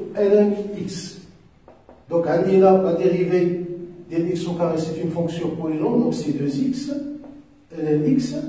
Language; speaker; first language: French; non-native, local second language; Arabic